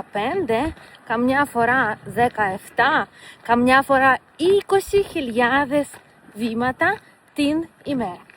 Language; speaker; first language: Greek; non-native, fluent; Russian